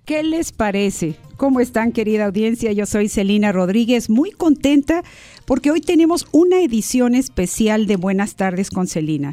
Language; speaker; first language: Spanish; native; Spanish